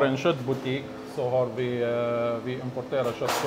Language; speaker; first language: Swedish; non-native, fluent; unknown